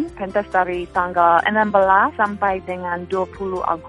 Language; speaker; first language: Indonesian; non-native, fluent; English